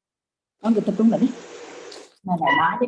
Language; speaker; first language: Vietnamese; native; Vietnamese